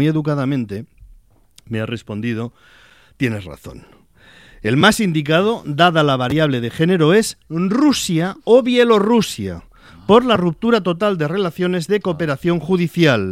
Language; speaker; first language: Spanish; native; Spanish